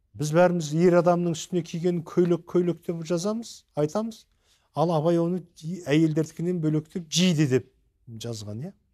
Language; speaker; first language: Kazakh; native; Kazakh